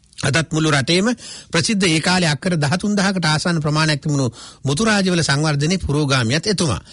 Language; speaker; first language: Sinhala; native; Sinhala